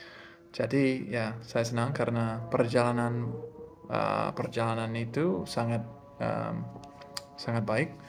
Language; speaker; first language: Indonesian; non-native, fluent; English